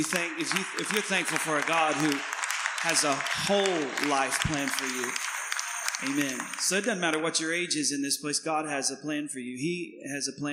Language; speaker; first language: English; native; English